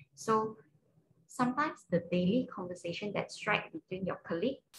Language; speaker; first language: English; non-native, local second language; Cantonese